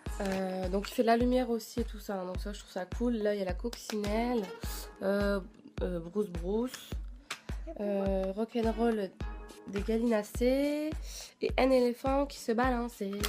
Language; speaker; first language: French; native; French